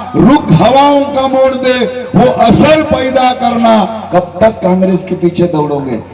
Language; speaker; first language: Hindi; non-native, local second language; Marathi